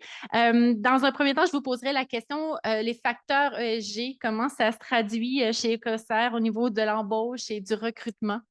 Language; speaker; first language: French; native; French